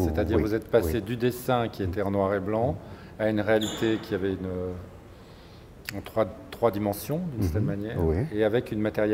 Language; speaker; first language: French; native; French